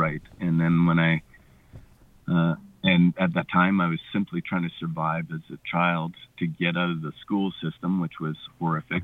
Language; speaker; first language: English; native; English